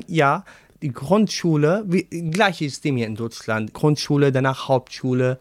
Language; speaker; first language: German; non-native, learner; Arabic